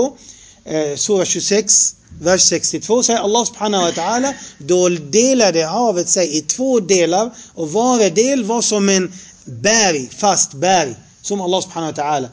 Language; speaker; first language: Swedish; non-native, fluent; Arabic